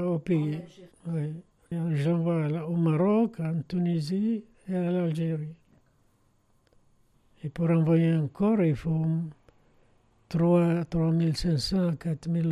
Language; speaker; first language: French; non-native, fluent; Arabic